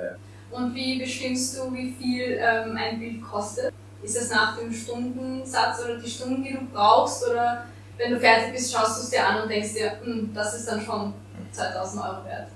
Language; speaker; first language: German; native; German